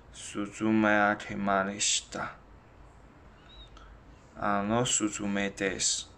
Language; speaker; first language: Japanese; non-native, learner; Chinese